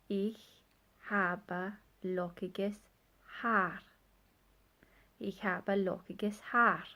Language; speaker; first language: German; non-native, fluent; English